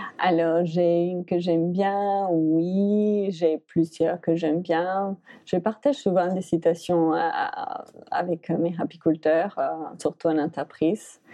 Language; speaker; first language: French; non-native, fluent; Spanish